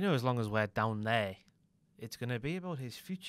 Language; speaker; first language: English; native; English